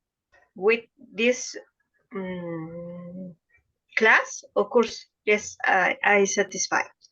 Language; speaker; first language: English; non-native, learner; Spanish